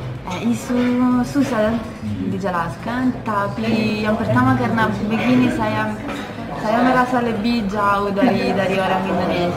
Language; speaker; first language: Indonesian; non-native, fluent; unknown